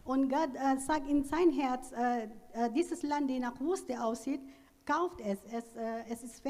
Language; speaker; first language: German; non-native, learner; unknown